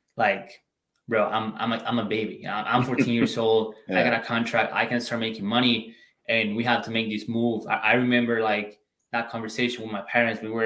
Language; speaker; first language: English; non-native, fluent; Spanish